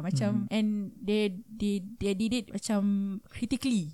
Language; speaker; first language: English; non-native, local second language; Malay